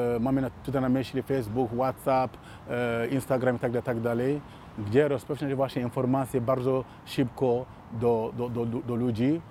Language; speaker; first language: Polish; non-native, fluent; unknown